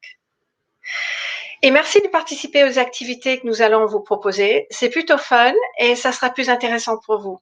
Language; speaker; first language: French; non-native, fluent; English